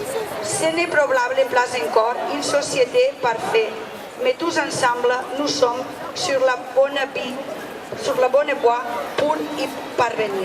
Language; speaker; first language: French; non-native, learner; Spanish